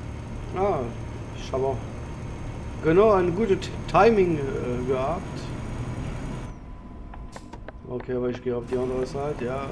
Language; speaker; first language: German; non-native, learner; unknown